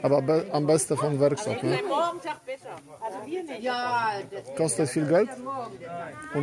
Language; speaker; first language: German; non-native, learner; Polish